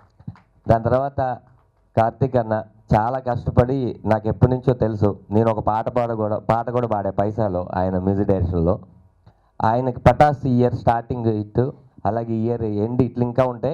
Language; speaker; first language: Telugu; native; Telugu